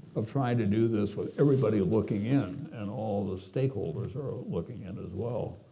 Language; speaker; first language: English; native; English